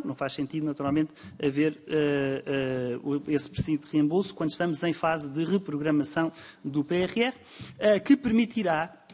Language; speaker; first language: Portuguese; native; Portuguese